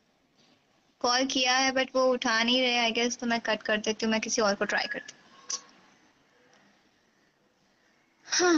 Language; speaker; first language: Hindi; native; Hindi